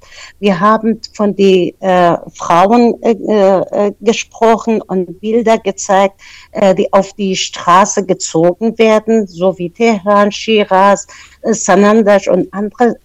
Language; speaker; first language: German; non-native, fluent; Persian